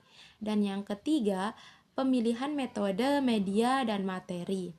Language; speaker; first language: Indonesian; native; Indonesian